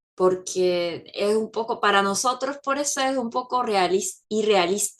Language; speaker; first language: Spanish; non-native, fluent; Korean